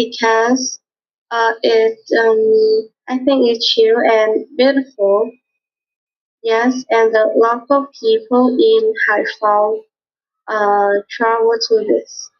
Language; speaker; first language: English; non-native, learner; Vietnamese